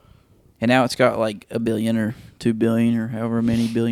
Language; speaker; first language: English; native; English